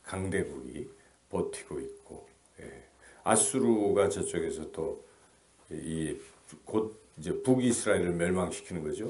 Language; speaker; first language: Korean; native; Korean